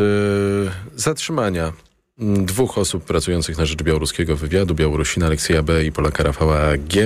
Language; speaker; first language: Polish; native; Polish